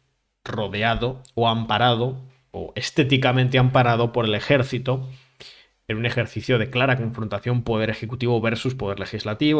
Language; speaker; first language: Spanish; native; Spanish